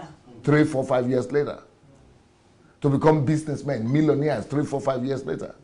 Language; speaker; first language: English; non-native, local second language; Yoruba